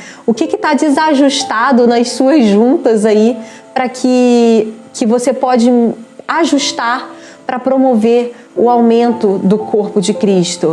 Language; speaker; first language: Portuguese; native; Portuguese